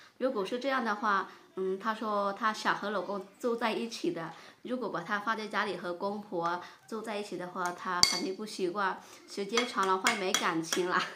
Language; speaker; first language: Chinese; non-native, fluent; Lao